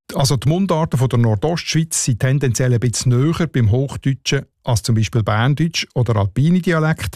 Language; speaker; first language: German; native; German